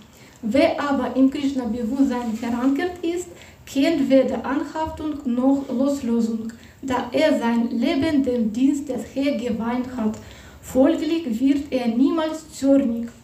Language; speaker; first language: German; non-native, fluent; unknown